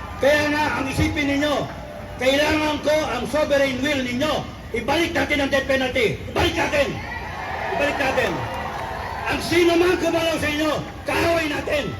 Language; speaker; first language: Filipino; non-native, local second language; Cebuano